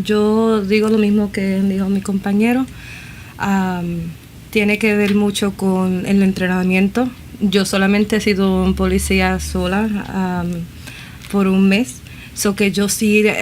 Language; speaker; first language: Spanish; early bilingual, other home language; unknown